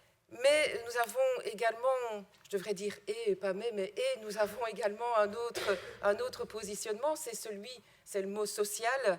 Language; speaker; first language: French; native; French